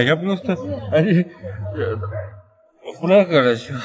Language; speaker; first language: Russian; non-native, learner; Chinese